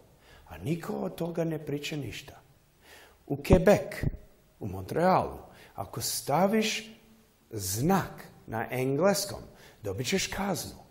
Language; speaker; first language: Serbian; early bilingual, heritage; Serbian